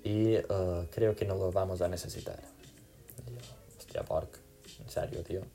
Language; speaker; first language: Spanish; non-native, local second language; Catalan